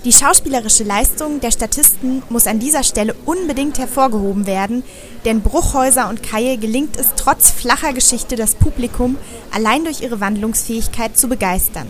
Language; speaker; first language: German; native; German